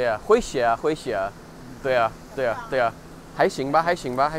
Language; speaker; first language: Chinese; non-native, fluent; English